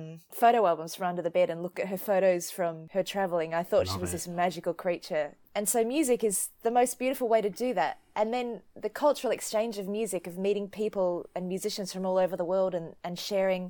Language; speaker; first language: English; native; English